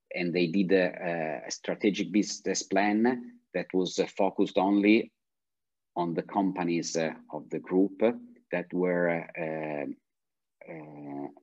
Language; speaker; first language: English; non-native, fluent; Italian